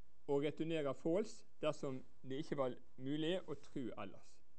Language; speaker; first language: Norwegian; native; Norwegian